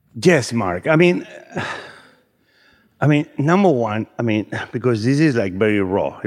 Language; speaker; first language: English; non-native, fluent; Spanish